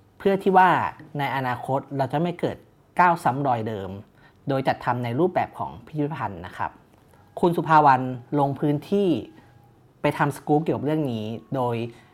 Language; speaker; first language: Thai; native; Thai